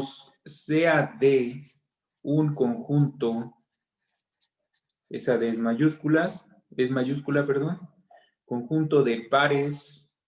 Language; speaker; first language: Spanish; native; Spanish